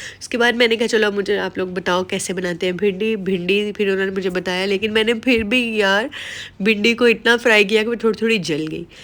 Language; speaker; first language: Urdu; non-native, local second language; Punjabi